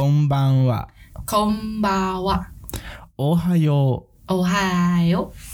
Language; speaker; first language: Japanese; non-native, learner; Vietnamese